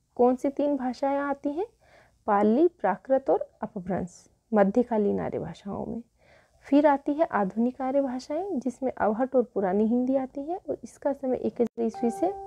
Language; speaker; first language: Hindi; native; Hindi